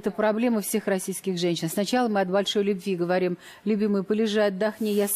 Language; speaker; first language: Russian; native; Russian